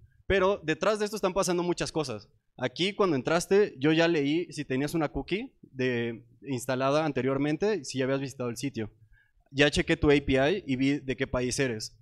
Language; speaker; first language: Spanish; native; Spanish